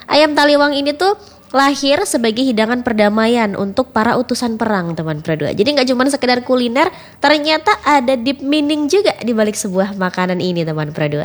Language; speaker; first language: Indonesian; native; Indonesian